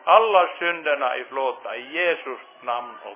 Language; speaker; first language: Swedish; non-native, fluent; Finnish